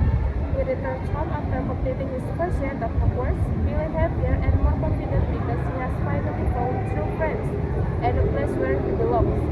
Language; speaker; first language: English; non-native, learner; Indonesian